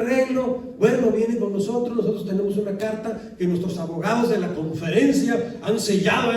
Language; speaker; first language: Spanish; native; Spanish